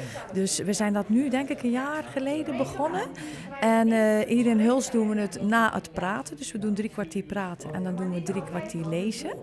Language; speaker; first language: Dutch; native; Dutch